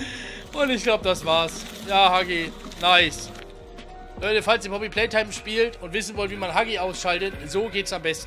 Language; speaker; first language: German; native; German